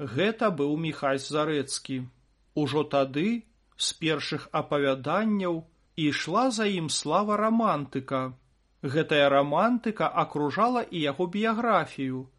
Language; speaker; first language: Belarusian; native; Belarusian